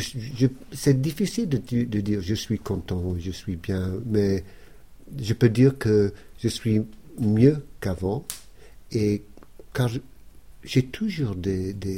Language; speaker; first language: French; non-native, fluent; English